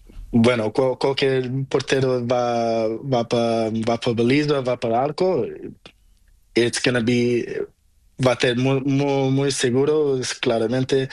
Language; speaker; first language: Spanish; non-native, learner; Portuguese